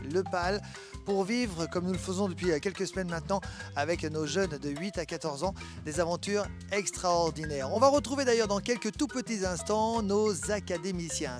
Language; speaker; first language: French; native; French